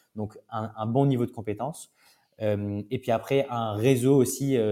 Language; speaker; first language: French; native; French